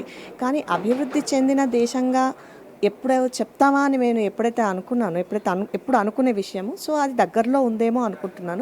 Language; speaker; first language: Telugu; native; Telugu